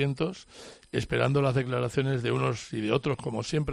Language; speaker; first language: Spanish; native; Spanish